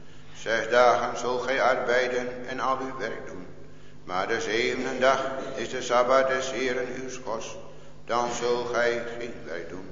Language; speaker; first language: Dutch; native; Dutch